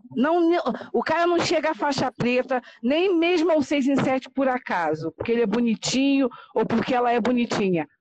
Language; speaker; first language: Portuguese; native; Portuguese